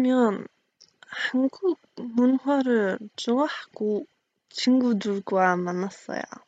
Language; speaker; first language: Korean; non-native, learner; English